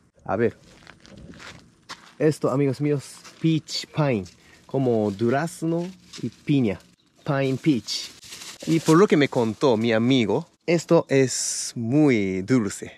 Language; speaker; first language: Spanish; non-native, fluent; Japanese